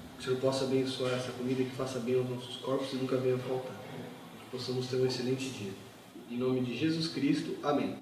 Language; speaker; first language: Portuguese; native; Portuguese